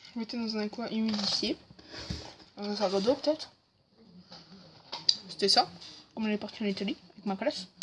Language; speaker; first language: French; native; French